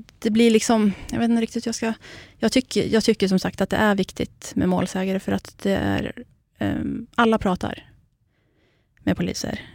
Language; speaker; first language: Swedish; early bilingual, other home language; Central Kurdish